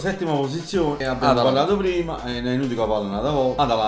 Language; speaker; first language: Italian; native; Italian